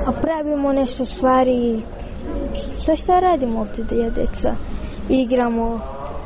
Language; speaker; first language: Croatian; non-native, learner; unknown